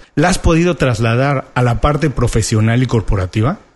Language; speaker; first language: Spanish; native; Spanish